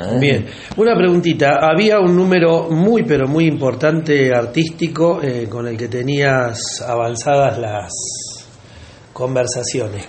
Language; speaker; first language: Spanish; native; Spanish